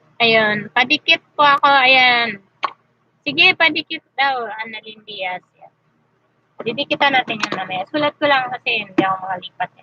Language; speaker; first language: Filipino; non-native, local second language; Masbatenyo